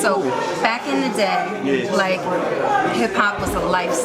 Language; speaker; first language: English; native; English